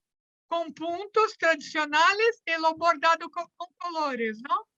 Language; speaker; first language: Spanish; non-native, learner; Portuguese